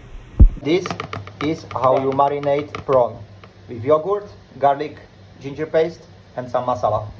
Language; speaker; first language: English; non-native, fluent; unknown